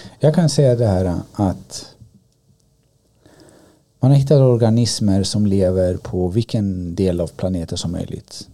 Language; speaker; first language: Swedish; early bilingual, other home language; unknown